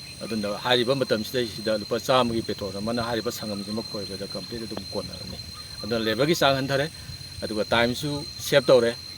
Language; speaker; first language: Manipuri; native; Manipuri